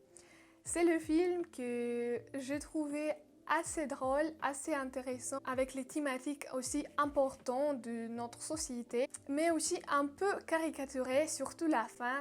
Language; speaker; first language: French; non-native, learner; Russian